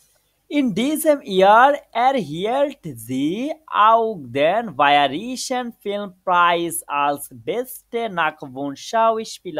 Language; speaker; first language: German; non-native, fluent; Bangla